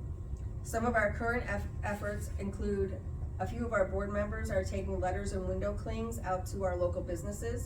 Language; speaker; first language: English; native; English